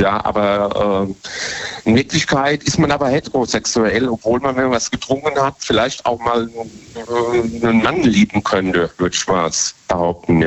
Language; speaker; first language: German; native; German